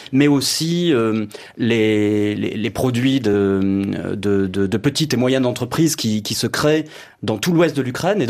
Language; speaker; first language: French; native; French